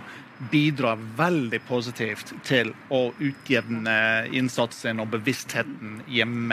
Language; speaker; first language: Norwegian; non-native, fluent; English